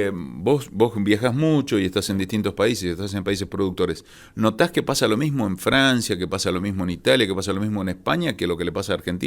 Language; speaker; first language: Spanish; native; Spanish